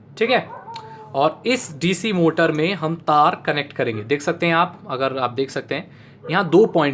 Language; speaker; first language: Hindi; native; Hindi